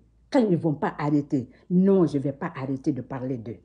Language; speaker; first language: French; non-native, local second language; Susu